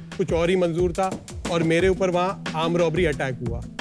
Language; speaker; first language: Hindi; native; Hindi